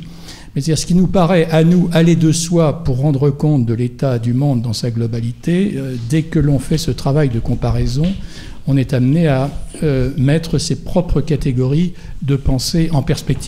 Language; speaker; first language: French; native; French